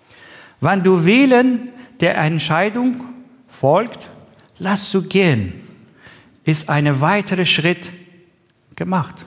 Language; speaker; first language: German; non-native, learner; Persian